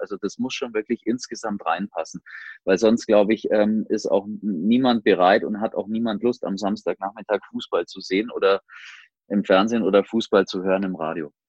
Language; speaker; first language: German; native; German